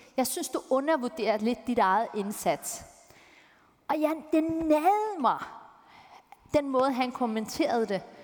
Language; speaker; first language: Danish; early bilingual, other home language; Turkish